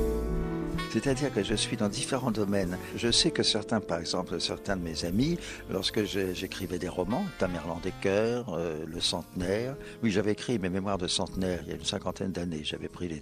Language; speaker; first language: French; native; French